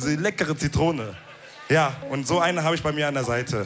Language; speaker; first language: German; early bilingual, other home language; Wolof